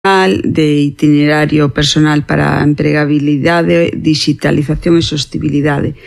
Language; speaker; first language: Galician; native; Galician